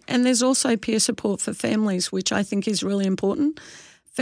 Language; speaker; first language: English; native; English